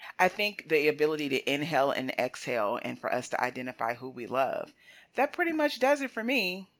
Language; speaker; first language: English; native; English